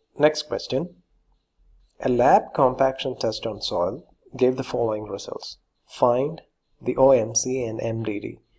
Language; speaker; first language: English; non-native, local second language; Malayalam